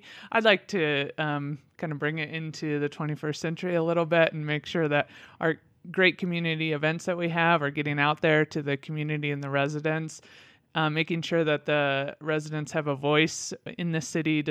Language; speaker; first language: English; native; English